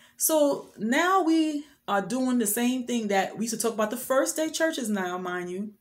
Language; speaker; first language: English; native; English